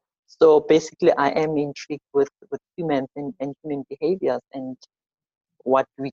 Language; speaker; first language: English; non-native, local second language; Zulu